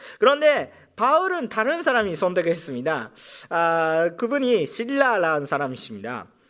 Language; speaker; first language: Korean; non-native, fluent; Japanese